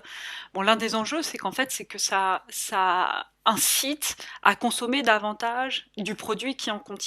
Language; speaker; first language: French; native; French